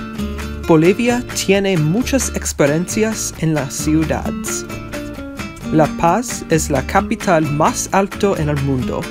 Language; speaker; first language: Spanish; non-native, learner; English